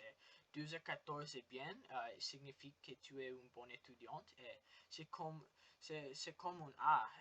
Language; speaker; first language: French; non-native, learner; English